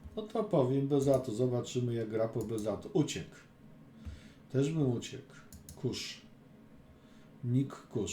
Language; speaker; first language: Polish; native; Polish